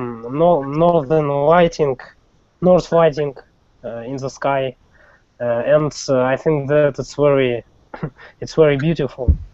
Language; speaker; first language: English; non-native, learner; Russian